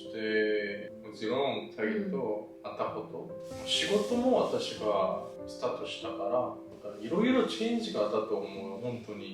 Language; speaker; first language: Japanese; non-native, learner; Korean